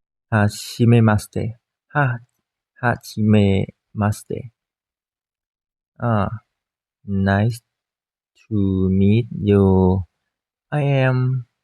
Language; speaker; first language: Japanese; non-native, learner; Thai